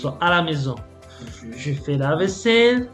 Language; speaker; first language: French; non-native, fluent; Spanish